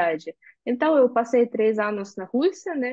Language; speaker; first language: Portuguese; non-native, fluent; Russian